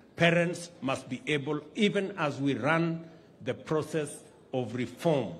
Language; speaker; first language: English; non-native, local second language; Kalenjin